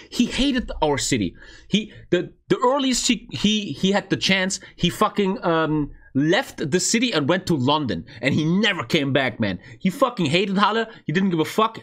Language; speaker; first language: English; non-native, fluent; German